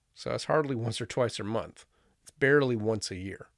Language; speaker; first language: English; native; English